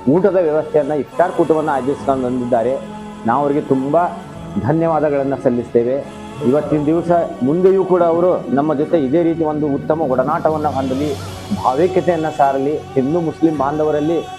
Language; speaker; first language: Kannada; non-native, local second language; Urdu